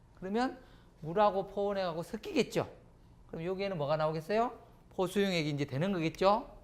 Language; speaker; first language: Korean; native; Korean